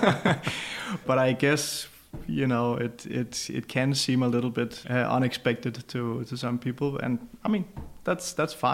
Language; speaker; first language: English; non-native, fluent; Danish